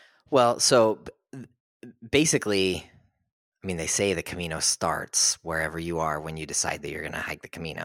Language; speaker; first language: English; native; English